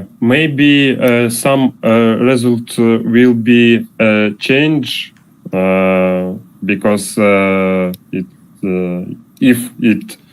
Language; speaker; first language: English; non-native, learner; Russian